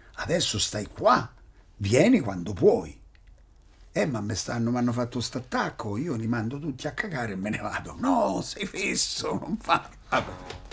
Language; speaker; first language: Italian; native; Italian